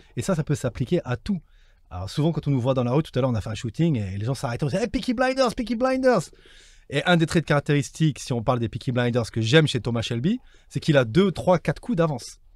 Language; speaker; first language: French; native; French